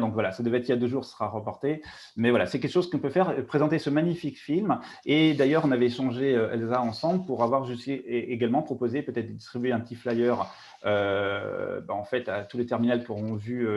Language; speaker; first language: French; native; French